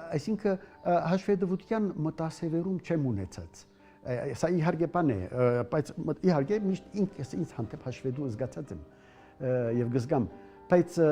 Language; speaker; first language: Armenian; early bilingual, heritage; Armenian